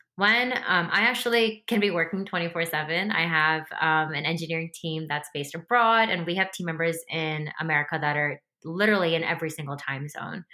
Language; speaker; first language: English; native; English